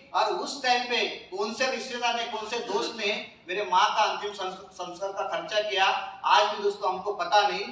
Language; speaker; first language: Hindi; non-native, local second language; Marathi